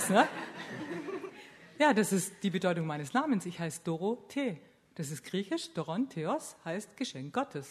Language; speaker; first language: German; native; German